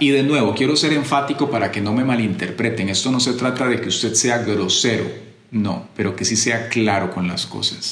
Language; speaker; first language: Spanish; native; Spanish